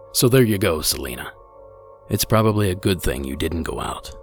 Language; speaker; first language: English; native; English